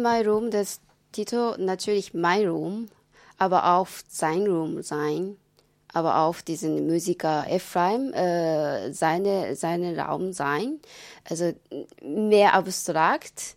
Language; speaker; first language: German; non-native, learner; Japanese